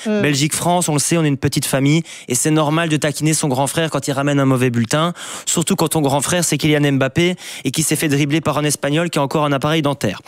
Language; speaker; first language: French; native; French